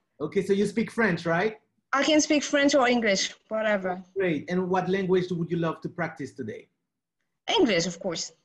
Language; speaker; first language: English; non-native, fluent; French